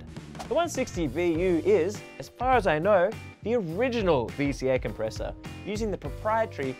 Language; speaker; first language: English; native; English